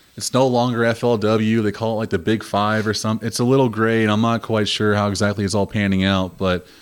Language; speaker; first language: English; native; English